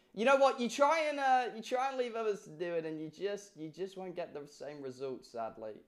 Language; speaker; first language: English; native; English